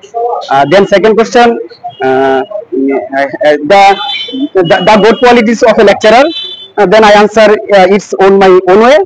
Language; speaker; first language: English; non-native, learner; Bangla